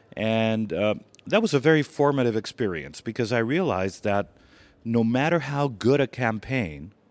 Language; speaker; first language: English; non-native, fluent; Greek